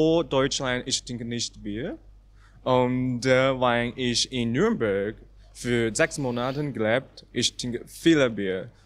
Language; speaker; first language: German; non-native, learner; Chinese